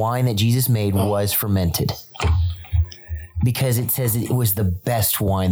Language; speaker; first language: English; native; English